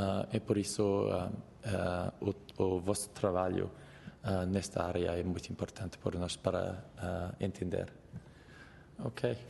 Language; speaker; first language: Portuguese; non-native, learner; English